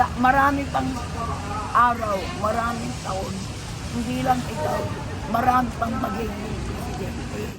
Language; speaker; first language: Filipino; non-native, local second language; Iloko